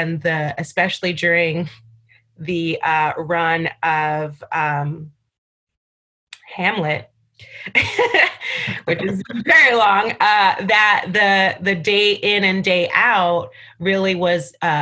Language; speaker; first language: English; native; English